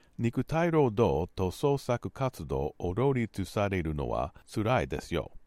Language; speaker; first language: Japanese; non-native, learner; English